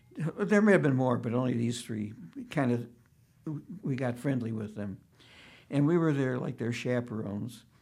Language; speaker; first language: English; early bilingual, other home language; Yiddish